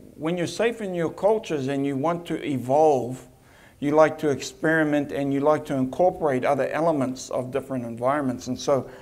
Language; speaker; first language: English; native; English